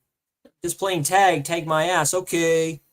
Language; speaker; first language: English; native; English